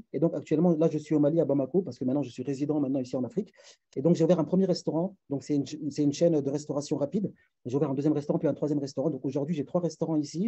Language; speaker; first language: French; native; French